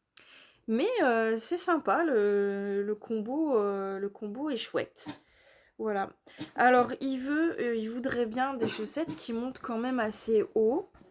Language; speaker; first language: French; native; French